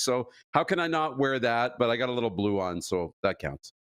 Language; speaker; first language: English; native; English